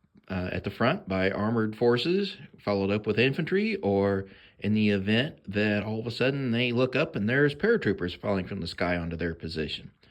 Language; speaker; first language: English; native; English